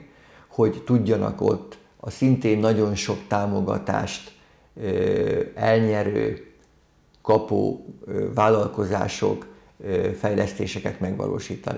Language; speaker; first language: Hungarian; native; Hungarian